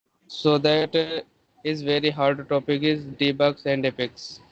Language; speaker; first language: English; non-native, learner; Hindi